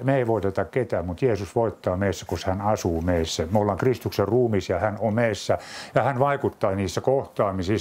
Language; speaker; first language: Finnish; native; Finnish